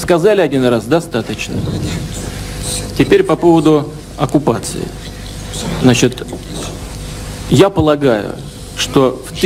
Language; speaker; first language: Russian; native; Russian